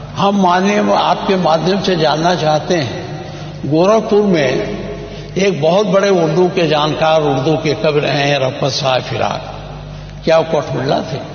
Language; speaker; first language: Hindi; native; Hindi